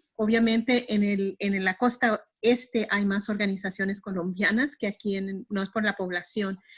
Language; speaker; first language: Spanish; early bilingual, heritage; Spanish